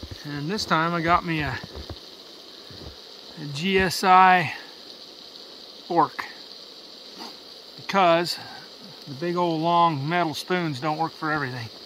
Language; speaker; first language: English; native; English